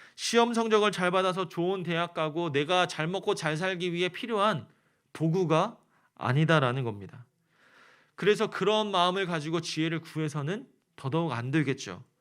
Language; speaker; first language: Korean; native; Korean